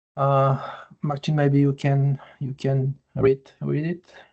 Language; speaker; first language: English; non-native, fluent; Bulgarian